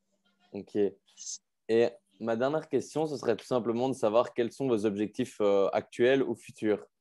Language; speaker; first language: French; native; French